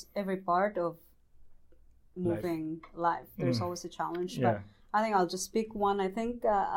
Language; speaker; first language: English; non-native, local second language; Cebuano